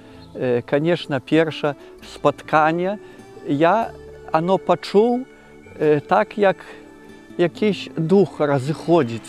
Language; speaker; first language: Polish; non-native, local second language; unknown